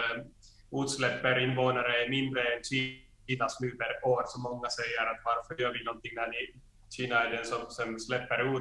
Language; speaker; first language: Swedish; non-native, fluent; Finnish